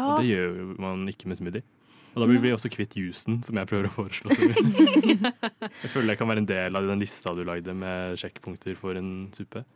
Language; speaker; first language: Norwegian; early bilingual, other home language; Vietnamese